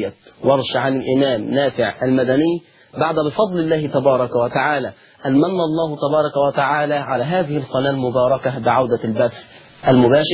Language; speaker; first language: Arabic; native; Arabic